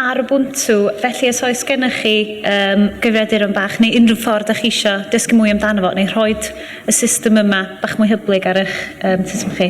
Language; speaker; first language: Welsh; native; Welsh